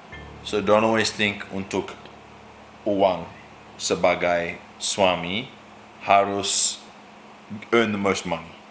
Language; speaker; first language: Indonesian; non-native, learner; English